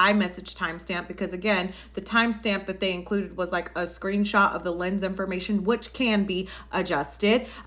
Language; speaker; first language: English; native; English